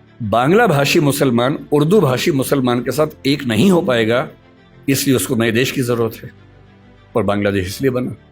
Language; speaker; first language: Hindi; native; Hindi